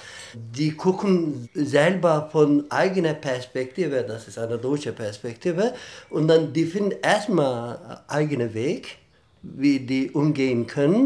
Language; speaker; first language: German; non-native, fluent; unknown